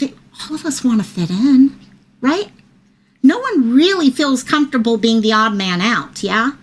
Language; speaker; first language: English; native; English